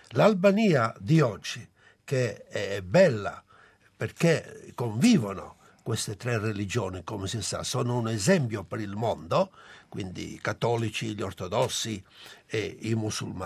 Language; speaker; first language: Italian; non-native, local second language; Albanian